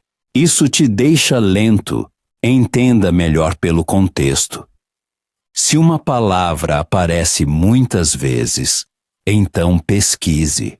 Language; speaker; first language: Portuguese; non-native, fluent; Polish